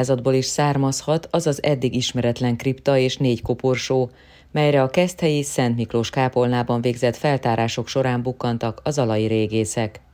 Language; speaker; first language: Hungarian; native; Hungarian